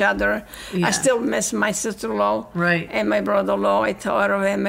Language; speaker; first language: English; non-native, fluent; Italian